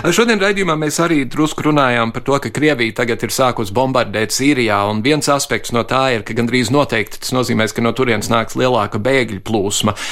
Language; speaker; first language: Latvian; early bilingual, heritage; Latvian